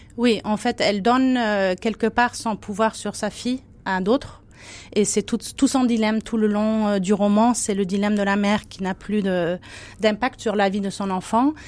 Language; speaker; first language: French; non-native, fluent; German